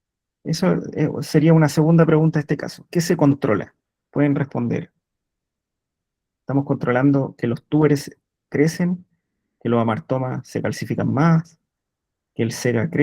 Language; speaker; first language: Spanish; native; Spanish